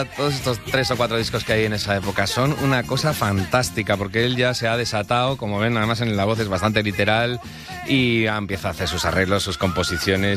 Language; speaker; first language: Spanish; native; Spanish